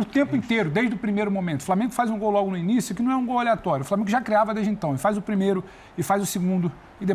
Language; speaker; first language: Portuguese; native; Portuguese